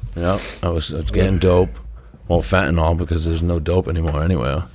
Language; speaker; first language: English; native; English